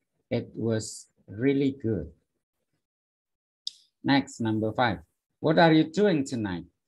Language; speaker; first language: English; non-native, fluent; Indonesian